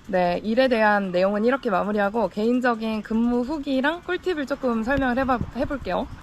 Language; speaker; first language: Korean; native; Korean